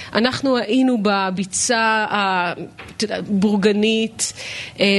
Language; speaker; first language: Hebrew; native; Hebrew